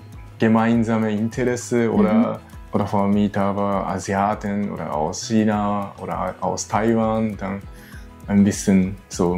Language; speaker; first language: German; non-native, learner; Japanese